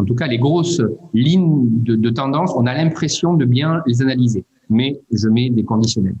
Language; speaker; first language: French; native; French